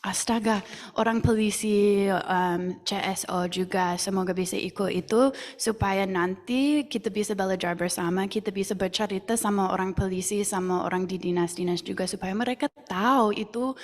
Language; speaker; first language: Indonesian; non-native, fluent; English